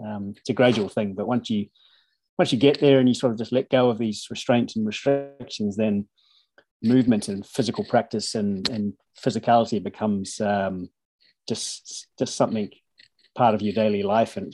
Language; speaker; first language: English; native; English